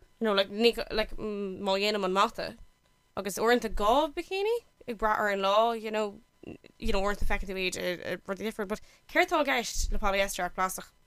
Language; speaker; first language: Irish; non-native, local second language; English